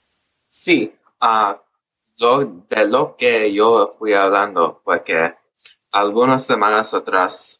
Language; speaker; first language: Spanish; early bilingual, heritage; English